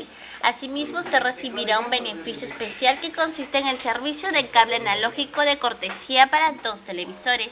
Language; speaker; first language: Spanish; native; Spanish